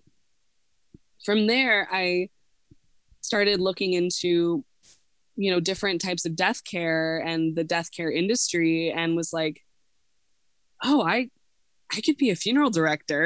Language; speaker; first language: English; native; English